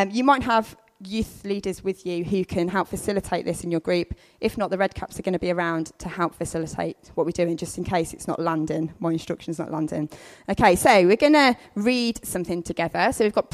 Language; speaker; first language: English; native; English